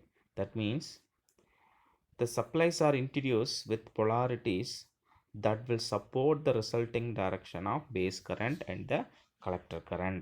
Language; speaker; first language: English; non-native, local second language; Tamil